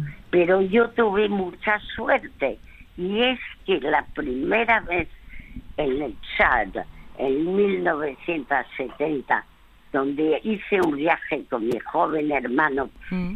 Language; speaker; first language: Spanish; non-native, fluent; French